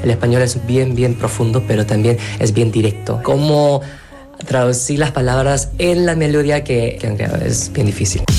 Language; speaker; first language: Spanish; non-native, fluent; Korean